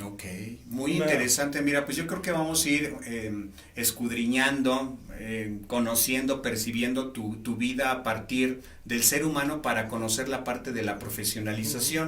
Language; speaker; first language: Spanish; native; Spanish